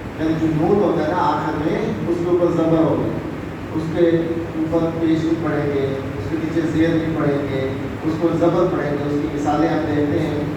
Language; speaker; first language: Urdu; native; Urdu